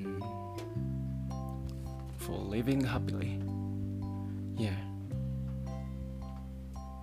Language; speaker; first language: English; non-native, learner; Japanese